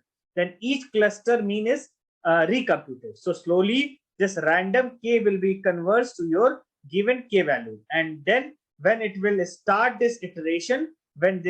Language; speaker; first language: English; non-native, local second language; Hindi